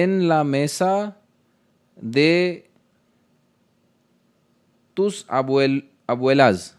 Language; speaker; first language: Spanish; non-native, learner; Hindi